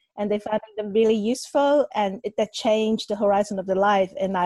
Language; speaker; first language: English; non-native, local second language; Cantonese